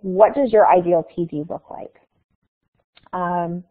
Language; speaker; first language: English; native; English